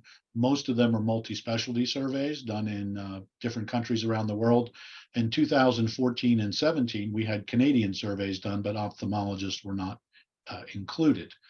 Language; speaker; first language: English; native; English